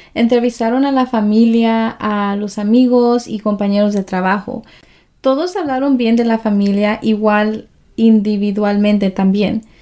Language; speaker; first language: Spanish; early bilingual, heritage; Spanish